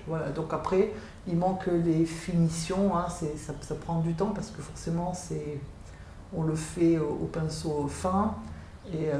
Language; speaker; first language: French; native; French